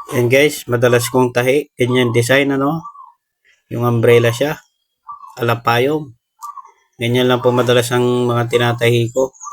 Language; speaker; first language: Filipino; native; Filipino